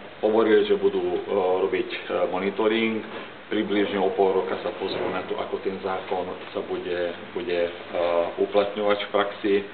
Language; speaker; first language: Slovak; non-native, local second language; Hungarian